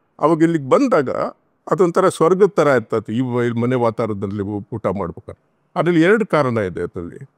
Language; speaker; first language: Kannada; non-native, local second language; Tamil